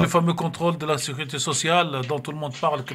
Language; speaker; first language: French; native; French